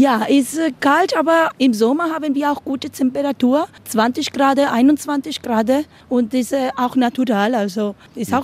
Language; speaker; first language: German; non-native, learner; Spanish